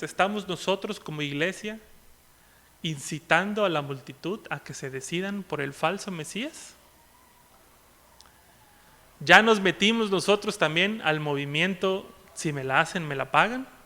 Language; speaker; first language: Spanish; native; Spanish